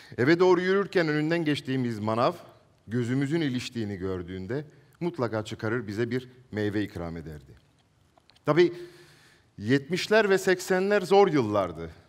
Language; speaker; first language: Turkish; non-native, local second language; Italian